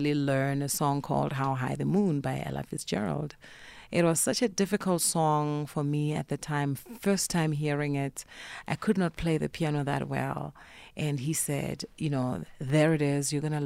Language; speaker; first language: English; non-native, local second language; Northern Sotho